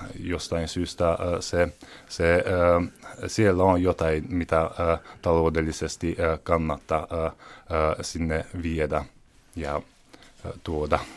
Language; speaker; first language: Finnish; non-native, fluent; Hungarian